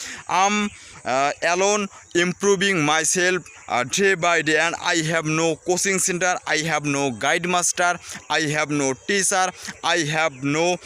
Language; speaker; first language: English; non-native, learner; Bangla